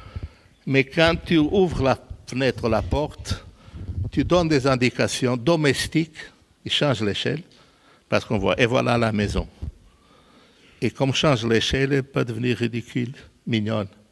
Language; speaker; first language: French; non-native, fluent; Portuguese